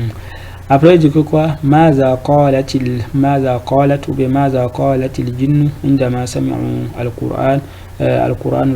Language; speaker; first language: Arabic; non-native, fluent; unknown